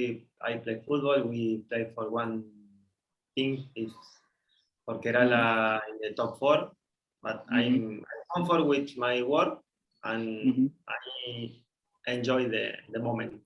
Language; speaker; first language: English; non-native, learner; Spanish